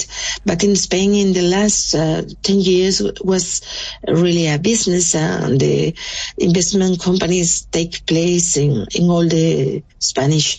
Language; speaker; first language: English; non-native, local second language; Spanish